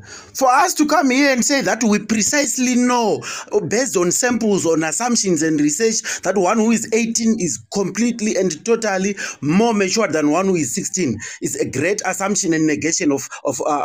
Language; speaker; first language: English; non-native, local second language; Shona